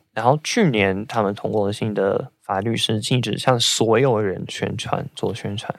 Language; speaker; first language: Chinese; non-native, fluent; Russian